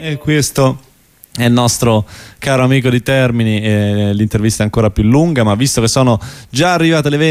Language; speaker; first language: Italian; native; Italian